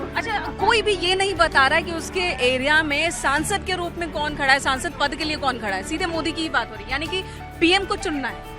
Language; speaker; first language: Hindi; native; Hindi